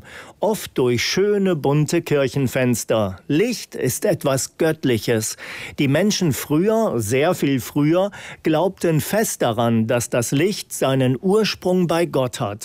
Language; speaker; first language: German; native; German